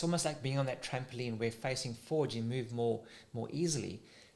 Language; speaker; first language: English; native; English